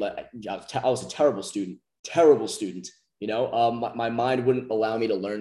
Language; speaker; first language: English; native; English